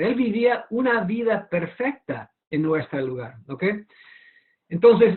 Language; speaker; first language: Spanish; non-native, fluent; English